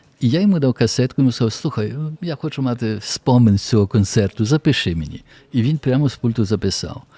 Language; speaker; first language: Ukrainian; early bilingual, heritage; Ukrainian